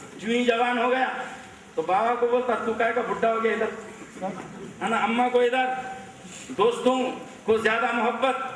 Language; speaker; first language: Urdu; native; Urdu